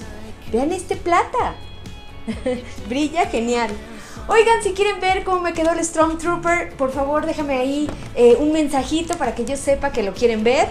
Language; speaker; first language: Spanish; native; Spanish